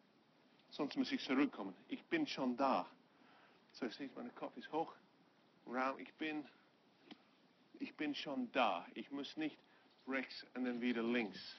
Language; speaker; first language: German; non-native, learner; English